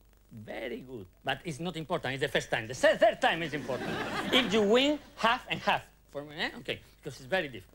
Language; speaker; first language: English; non-native, learner; Spanish